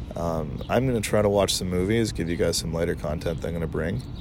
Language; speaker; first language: English; native; English